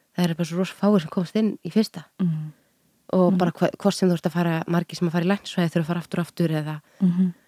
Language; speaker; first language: Icelandic; native; Icelandic